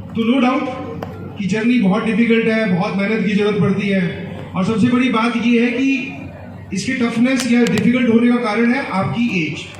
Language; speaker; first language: Hindi; native; Hindi